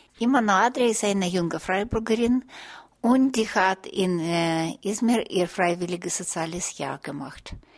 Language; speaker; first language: German; non-native, fluent; Russian